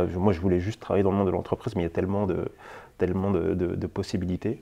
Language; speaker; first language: French; native; French